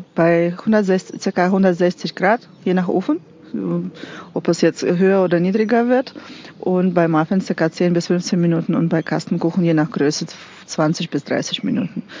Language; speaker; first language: German; non-native, fluent; Russian